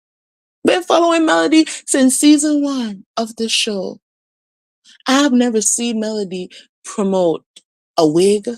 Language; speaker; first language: English; native; English